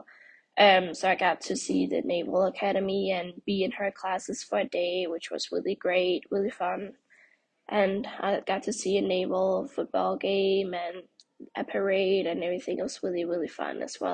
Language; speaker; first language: English; non-native, fluent; Danish